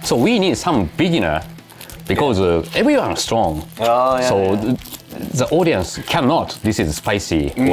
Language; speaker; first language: English; non-native, learner; Japanese